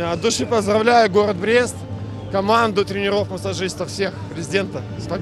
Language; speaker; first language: Russian; native; Russian